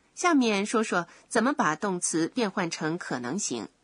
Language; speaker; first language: Chinese; native; Chinese